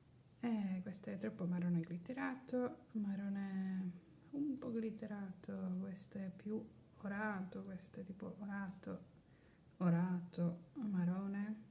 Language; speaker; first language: Italian; non-native, learner; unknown